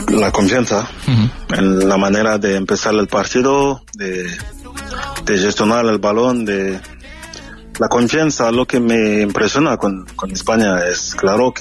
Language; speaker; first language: Spanish; non-native, fluent; French